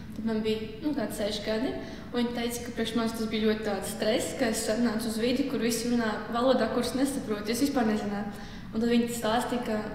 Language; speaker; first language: Latvian; non-native, local second language; Russian